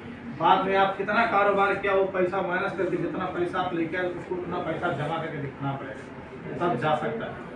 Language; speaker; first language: Hindi; non-native, learner; Nepali